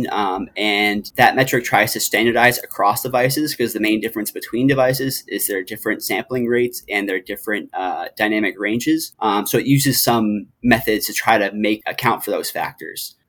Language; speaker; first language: English; native; English